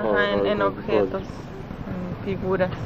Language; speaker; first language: Spanish; native; Spanish